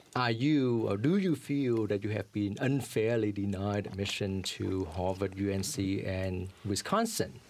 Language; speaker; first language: English; early bilingual, other home language; Vietnamese